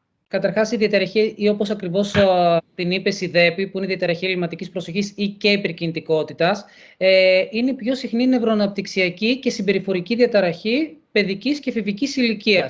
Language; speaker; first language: Greek; native; Greek